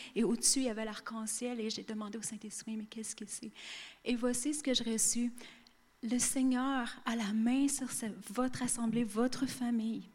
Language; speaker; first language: French; native; French